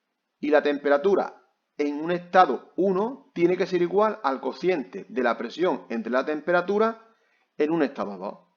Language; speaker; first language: Spanish; native; Spanish